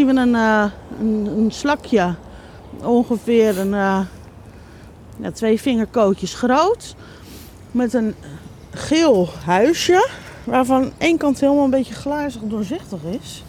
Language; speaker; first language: Dutch; native; Dutch